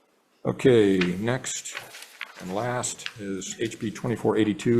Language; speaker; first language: English; native; English